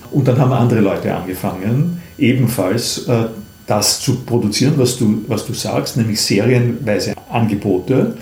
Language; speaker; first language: German; native; German